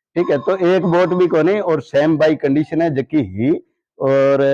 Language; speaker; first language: Hindi; native; Hindi